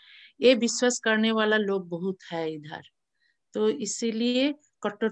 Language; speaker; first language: Hindi; non-native, learner; Bangla